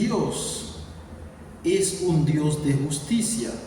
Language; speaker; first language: Spanish; non-native, learner; Haitian Creole